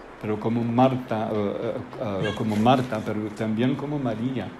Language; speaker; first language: Spanish; non-native, fluent; English